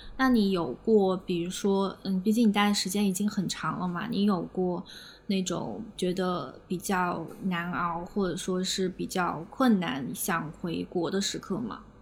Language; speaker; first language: Chinese; native; Chinese